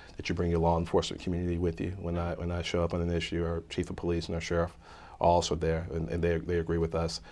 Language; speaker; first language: English; native; English